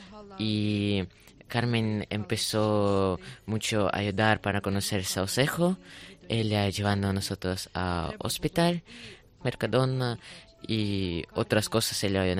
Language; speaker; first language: Spanish; non-native, learner; Ukrainian